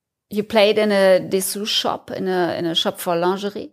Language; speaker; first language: English; non-native, fluent; German